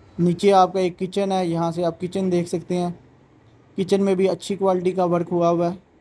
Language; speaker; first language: Urdu; non-native, local second language; Punjabi